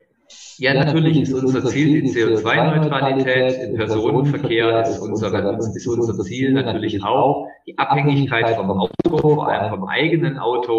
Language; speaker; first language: German; native; German